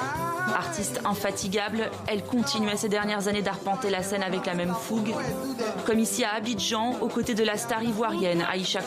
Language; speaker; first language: French; native; French